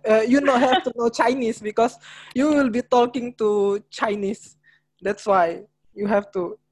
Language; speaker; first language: English; non-native, learner; Indonesian